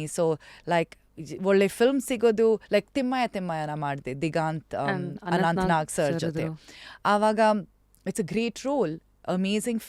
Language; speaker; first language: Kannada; non-native, local second language; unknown